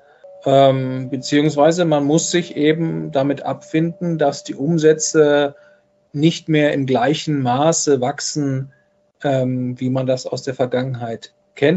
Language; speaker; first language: German; native; German